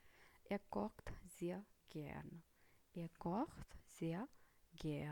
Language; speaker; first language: German; non-native, fluent; Hindi